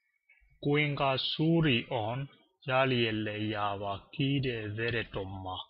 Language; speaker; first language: Finnish; non-native, learner; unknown